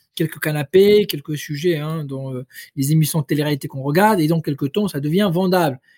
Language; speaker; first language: French; non-native, local second language; Arabic